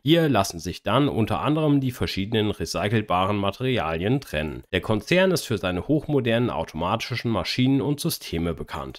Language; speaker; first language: German; native; German